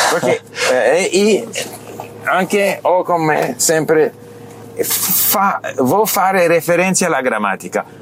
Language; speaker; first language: Italian; non-native, learner; English